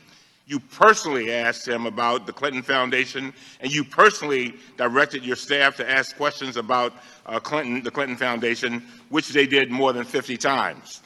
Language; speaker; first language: English; native; English